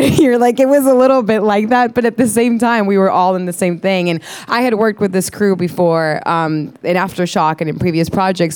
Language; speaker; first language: English; non-native, fluent; Spanish